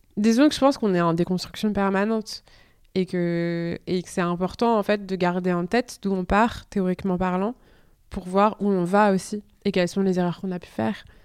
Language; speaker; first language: French; native; French